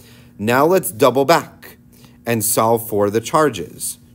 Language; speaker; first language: English; native; English